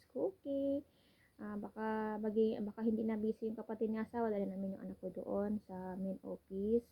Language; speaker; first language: Filipino; non-native, local second language; Cebuano